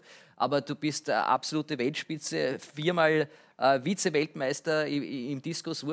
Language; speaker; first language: German; native; German